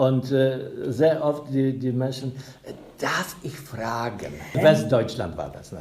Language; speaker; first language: German; non-native, fluent; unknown